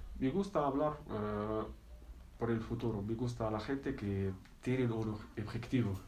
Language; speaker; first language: Spanish; non-native, learner; Arabic